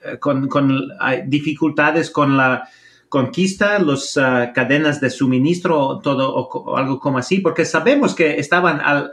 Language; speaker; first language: Spanish; non-native, fluent; English